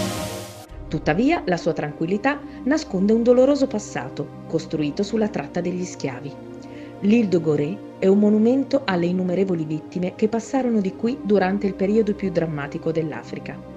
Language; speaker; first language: Italian; native; Italian